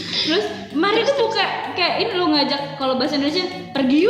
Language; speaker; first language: Malay; native; Malay